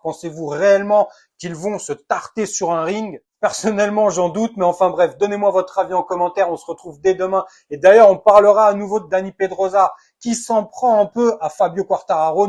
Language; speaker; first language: French; native; French